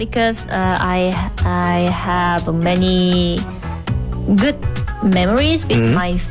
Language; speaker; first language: English; non-native, learner; Korean